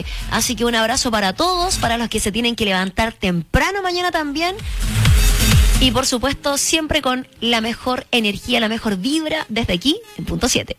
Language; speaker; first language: Spanish; native; Spanish